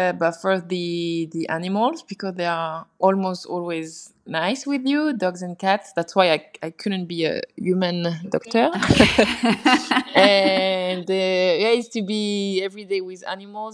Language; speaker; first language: English; non-native, fluent; French